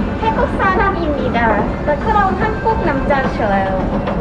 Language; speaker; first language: Korean; non-native, learner; Thai